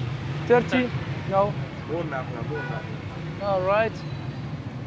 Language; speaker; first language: English; non-native, learner; French